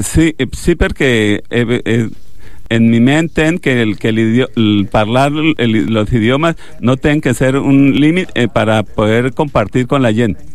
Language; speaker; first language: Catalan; non-native, learner; Spanish